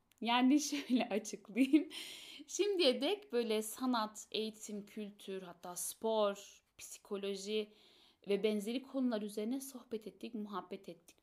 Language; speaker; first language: Turkish; early bilingual, heritage; Turkish